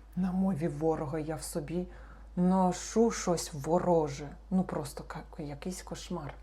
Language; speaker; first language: Ukrainian; non-native, local second language; Russian